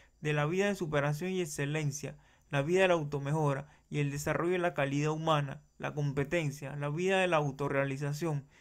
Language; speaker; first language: Spanish; native; Spanish